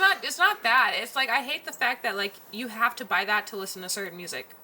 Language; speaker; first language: English; native; English